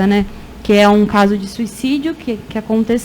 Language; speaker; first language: Portuguese; native; Portuguese